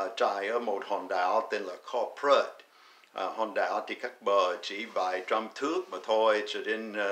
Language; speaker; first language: Vietnamese; non-native, fluent; English